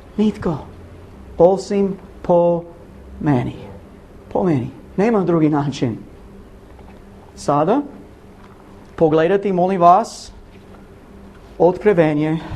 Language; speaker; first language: Bosnian; non-native, learner; English